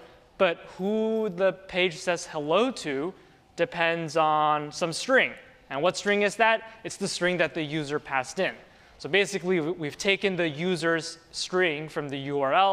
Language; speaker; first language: English; native; English